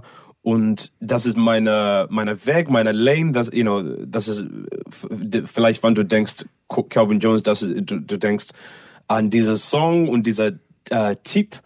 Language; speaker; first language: German; non-native, learner; English